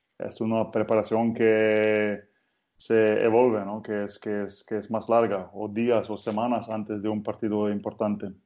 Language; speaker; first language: Spanish; non-native, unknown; Slovenian